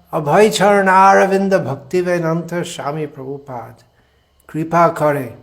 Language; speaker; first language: Bangla; non-native, fluent; English